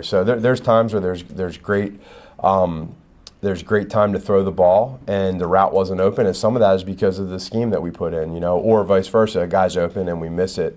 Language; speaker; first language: English; native; English